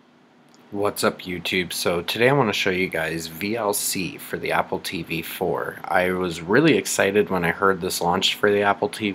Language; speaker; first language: English; native; English